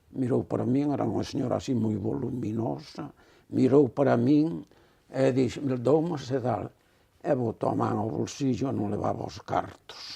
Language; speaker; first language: Galician; non-native, local second language; Spanish